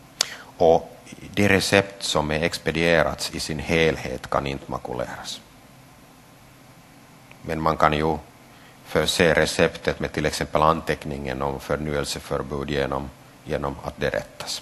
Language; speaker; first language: Swedish; non-native, local second language; Finnish